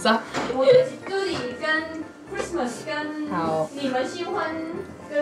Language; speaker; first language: Chinese; non-native, fluent; Korean